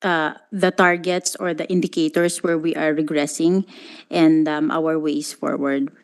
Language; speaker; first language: English; non-native, local second language; Filipino